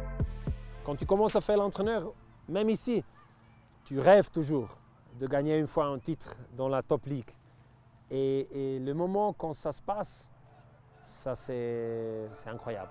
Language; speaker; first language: French; non-native, local second language; Italian